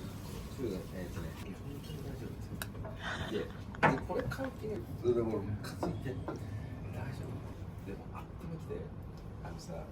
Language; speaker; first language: Japanese; native; Japanese